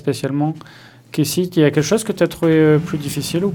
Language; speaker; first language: French; native; French